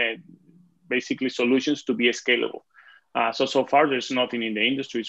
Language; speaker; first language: English; non-native, fluent; Spanish